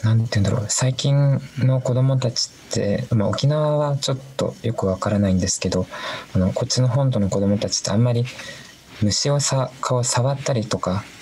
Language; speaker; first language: Japanese; native; Japanese